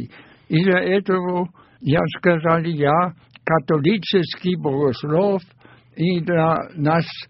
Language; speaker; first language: Russian; non-native, fluent; German